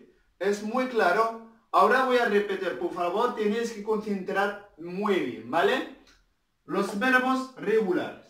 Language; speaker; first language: Spanish; non-native, fluent; Arabic